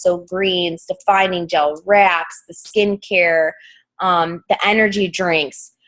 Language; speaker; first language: English; native; English